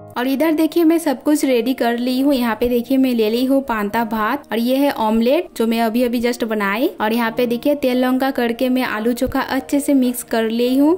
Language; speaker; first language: Hindi; non-native, local second language; Bangla